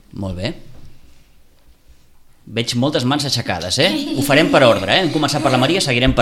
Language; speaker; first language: Catalan; native; Catalan